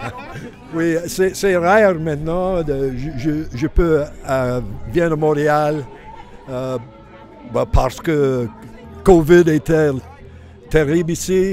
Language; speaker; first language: French; non-native, learner; English